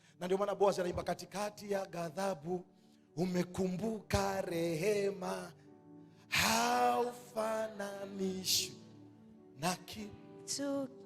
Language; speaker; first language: Swahili; native; Swahili